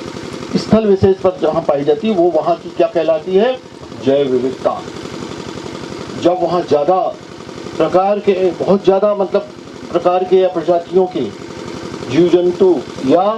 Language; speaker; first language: Hindi; native; Hindi